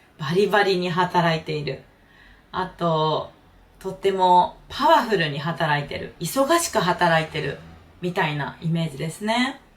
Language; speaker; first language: Japanese; native; Japanese